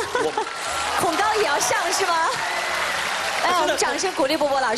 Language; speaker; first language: Chinese; native; Chinese